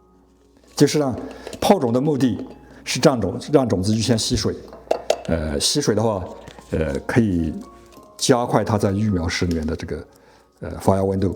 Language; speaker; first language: Chinese; native; Chinese